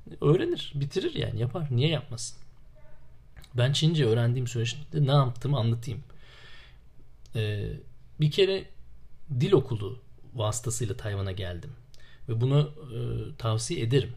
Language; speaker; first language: Turkish; native; Turkish